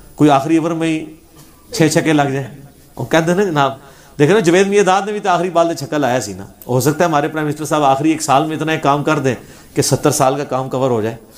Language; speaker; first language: Urdu; non-native, local second language; Punjabi